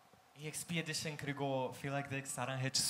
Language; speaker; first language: Korean; non-native, learner; English